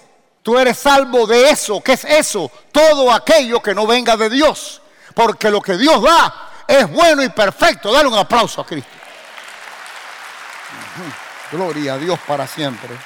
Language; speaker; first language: Spanish; native; Spanish